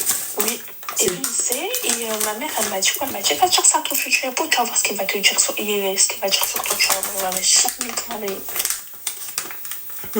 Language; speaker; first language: French; native; French